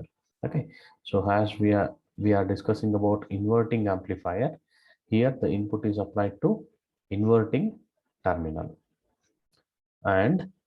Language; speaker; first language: English; non-native, local second language; Kannada